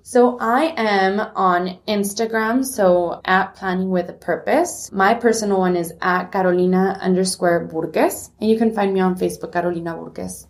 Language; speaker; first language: English; early bilingual, other home language; Spanish